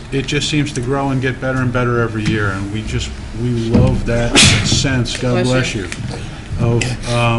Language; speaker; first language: English; early bilingual, other home language; Italian